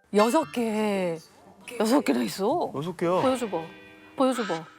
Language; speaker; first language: Korean; non-native, fluent; Japanese